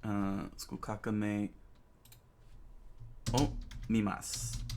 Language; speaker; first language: Japanese; non-native, learner; English